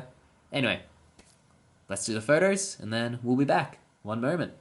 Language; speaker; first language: English; native; English